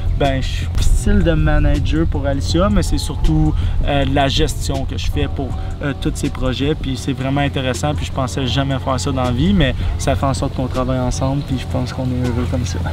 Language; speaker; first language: French; native; French